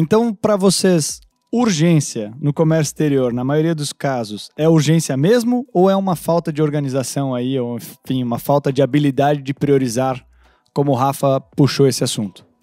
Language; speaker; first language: Portuguese; native; Portuguese